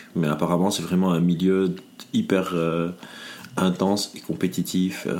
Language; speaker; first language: French; non-native, local second language; Arabic